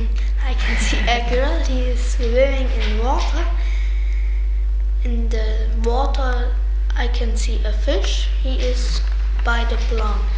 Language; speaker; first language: English; non-native, learner; German